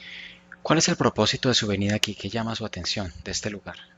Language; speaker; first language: Spanish; native; Spanish